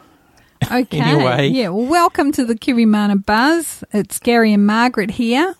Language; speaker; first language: English; native; English